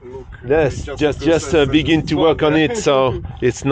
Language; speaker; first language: English; non-native, learner; French